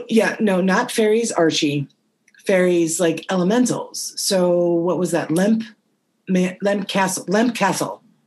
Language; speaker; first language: English; native; English